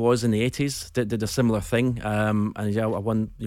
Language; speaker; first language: English; native; English